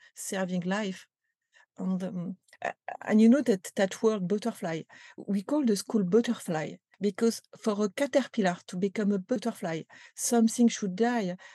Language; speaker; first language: English; non-native, fluent; French